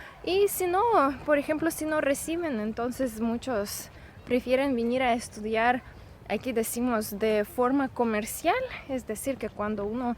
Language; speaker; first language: Spanish; non-native, fluent; Russian